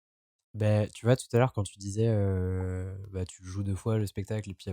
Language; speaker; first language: French; native; French